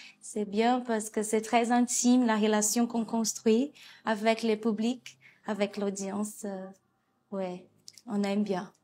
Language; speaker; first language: French; non-native, fluent; Portuguese